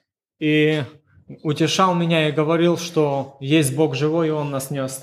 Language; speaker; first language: Polish; non-native, learner; Ukrainian